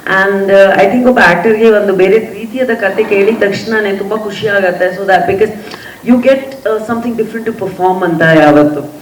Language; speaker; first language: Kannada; non-native, local second language; Hindi